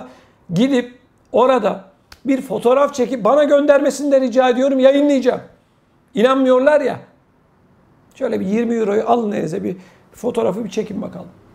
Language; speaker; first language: Turkish; native; Turkish